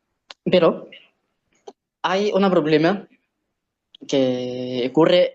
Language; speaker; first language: Spanish; non-native, learner; Arabic